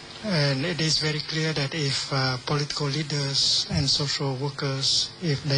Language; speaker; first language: English; non-native, fluent; Vietnamese